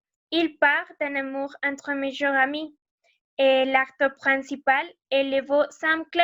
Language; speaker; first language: French; non-native, learner; Spanish